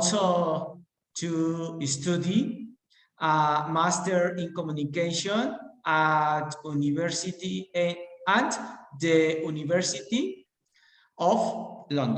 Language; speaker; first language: English; non-native, learner; Spanish